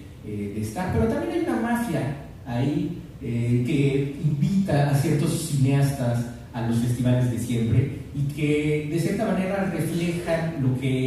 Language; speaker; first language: Spanish; native; Spanish